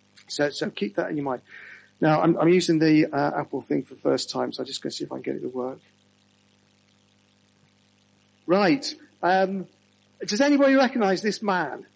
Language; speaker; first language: English; native; English